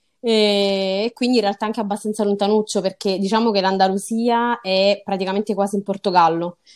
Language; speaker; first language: Italian; native; Italian